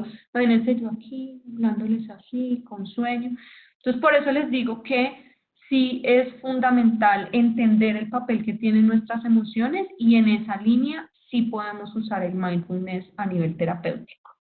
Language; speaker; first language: Spanish; native; Spanish